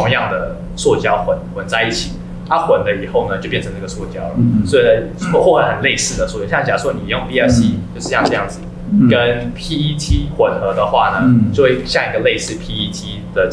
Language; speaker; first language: Chinese; native; Chinese